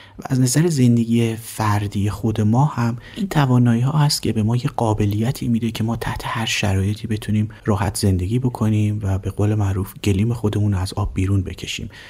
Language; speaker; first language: Persian; native; Persian